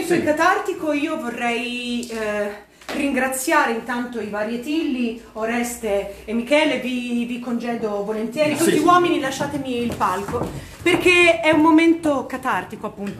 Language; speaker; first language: Italian; native; Italian